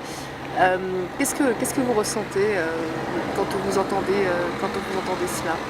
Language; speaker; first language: French; native; French